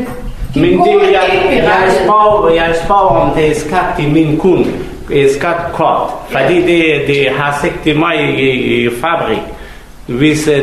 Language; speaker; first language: Danish; non-native, learner; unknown